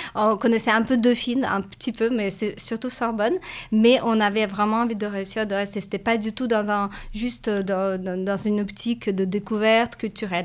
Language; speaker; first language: French; non-native, fluent; Latvian